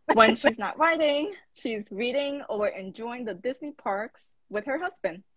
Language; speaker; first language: English; native; English